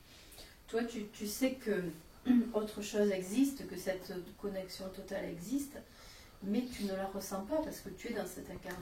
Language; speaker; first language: French; native; French